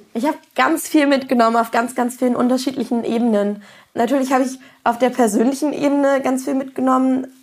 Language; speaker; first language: German; native; German